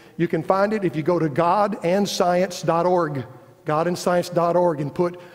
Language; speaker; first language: English; native; English